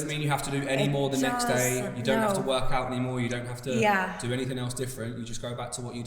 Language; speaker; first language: English; native; English